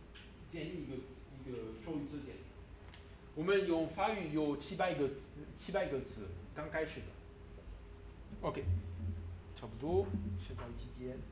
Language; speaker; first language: Chinese; non-native, learner; French